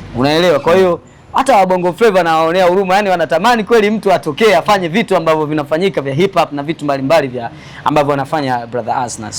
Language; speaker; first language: Swahili; native; Swahili